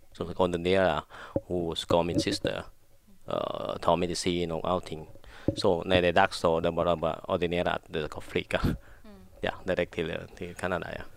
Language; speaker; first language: Swedish; non-native, learner; Thai